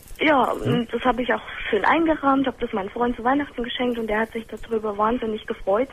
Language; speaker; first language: German; native; German